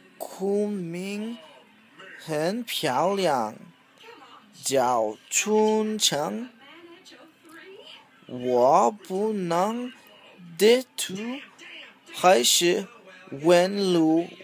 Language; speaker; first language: Chinese; non-native, learner; English